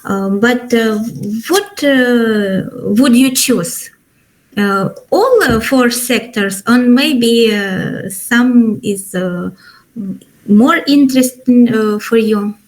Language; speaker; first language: English; non-native, learner; Ukrainian